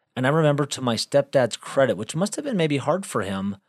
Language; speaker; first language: English; native; English